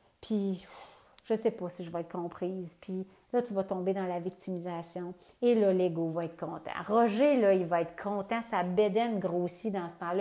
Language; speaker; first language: French; native; French